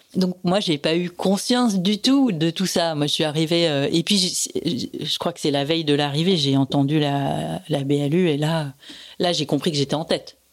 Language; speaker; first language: French; native; French